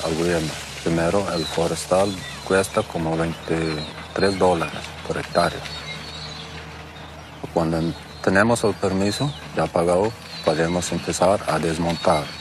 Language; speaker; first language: Spanish; non-native, local second language; Plautdietsch